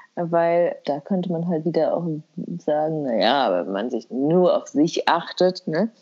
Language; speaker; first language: German; early bilingual, other home language; Albanian